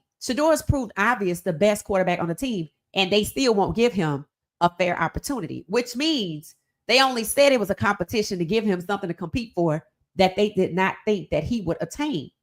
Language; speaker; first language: English; native; English